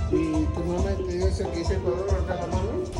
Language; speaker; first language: Spanish; native; Spanish